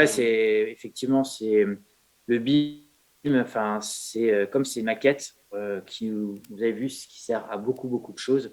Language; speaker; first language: French; native; French